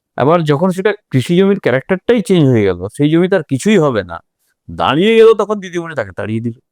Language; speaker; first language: Bangla; native; Bangla